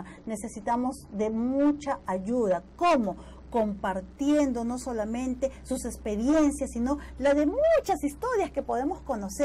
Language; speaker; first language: Spanish; native; Spanish